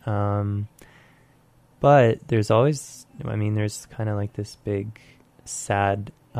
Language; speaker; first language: English; native; English